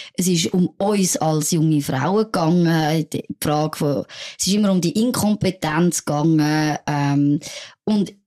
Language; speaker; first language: German; non-native, fluent; French